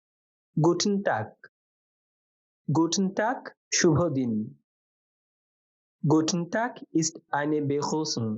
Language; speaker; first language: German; non-native, fluent; Bangla